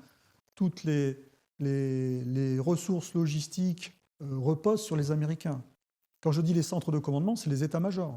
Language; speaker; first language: French; native; French